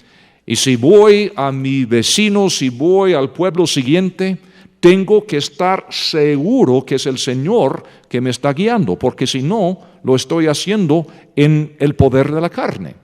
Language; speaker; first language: Spanish; non-native, fluent; English